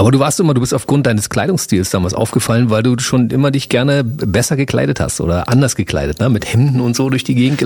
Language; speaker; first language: German; native; German